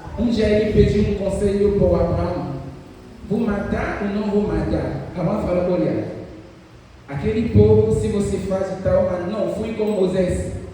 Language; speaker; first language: Portuguese; non-native, fluent; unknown